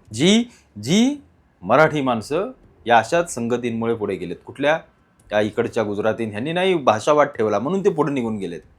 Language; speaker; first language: Marathi; native; Marathi